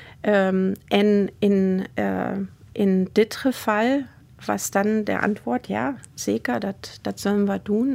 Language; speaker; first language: Dutch; non-native, fluent; German